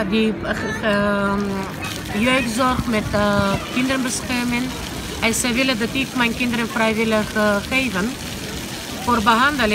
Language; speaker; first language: Dutch; non-native, learner; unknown